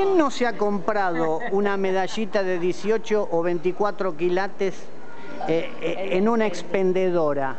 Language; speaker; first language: Spanish; native; Spanish